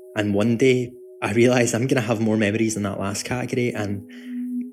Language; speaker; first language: English; native; English